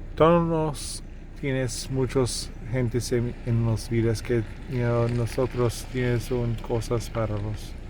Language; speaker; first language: Spanish; non-native, learner; English